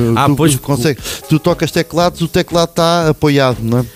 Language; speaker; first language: Portuguese; native; Portuguese